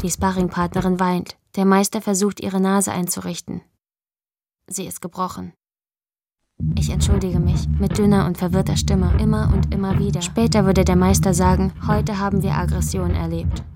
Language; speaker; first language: German; native; German